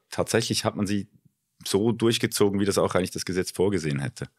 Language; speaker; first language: German; native; German